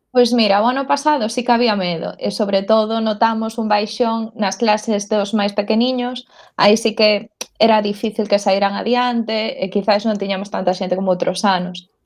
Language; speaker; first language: Galician; non-native, local second language; Spanish